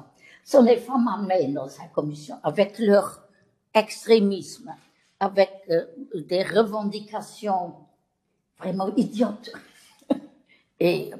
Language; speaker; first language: French; non-native, local second language; Luxembourgish